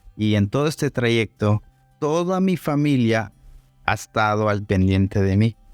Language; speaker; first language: Spanish; non-native, local second language; Zapotec